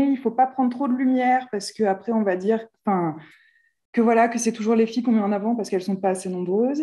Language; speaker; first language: French; native; French